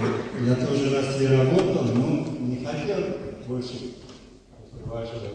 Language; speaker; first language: Russian; non-native, learner; Uzbek